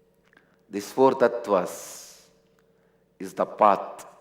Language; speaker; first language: English; non-native, local second language; Tamil